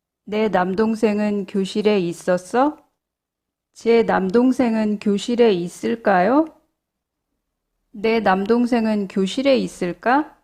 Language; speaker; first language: Korean; non-native, fluent; English